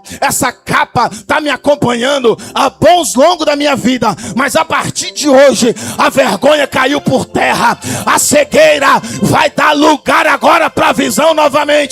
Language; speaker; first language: Portuguese; native; Portuguese